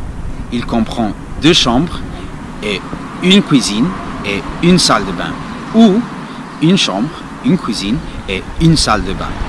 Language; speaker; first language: French; non-native, learner; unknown